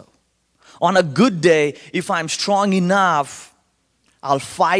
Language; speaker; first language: English; non-native, local second language; Bangla